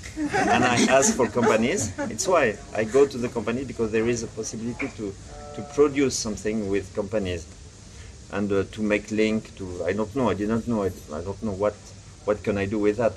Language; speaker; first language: English; non-native, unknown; French